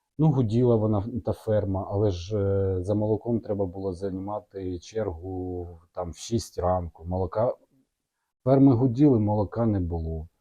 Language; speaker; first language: Ukrainian; non-native, local second language; Russian